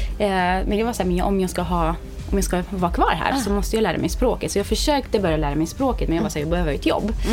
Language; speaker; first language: Swedish; non-native, fluent; Romanian